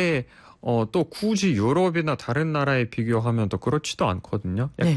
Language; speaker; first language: Korean; non-native, fluent; Russian